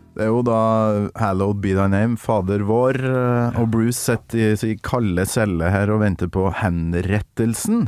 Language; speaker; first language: Norwegian; native; Norwegian